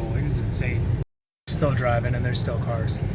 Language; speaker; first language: English; native; English